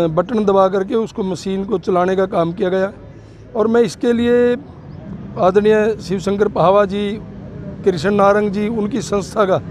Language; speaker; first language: Hindi; native; Hindi